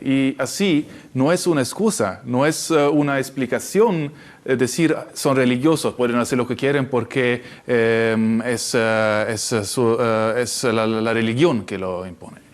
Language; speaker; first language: Spanish; non-native, fluent; Italian